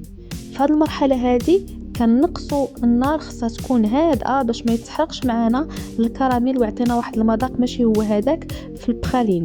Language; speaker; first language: Arabic; native; Arabic